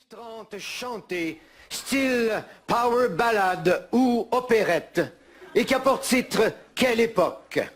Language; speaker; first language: French; native; French